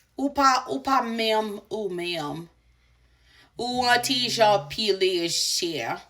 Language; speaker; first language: Haitian Creole; native; Haitian Creole